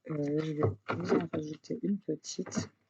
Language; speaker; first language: French; native; French